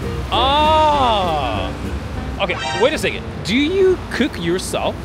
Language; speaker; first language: English; non-native, fluent; Japanese